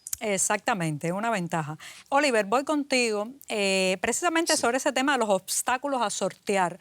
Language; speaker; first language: Spanish; native; Spanish